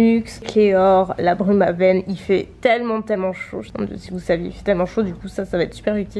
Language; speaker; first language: French; native; French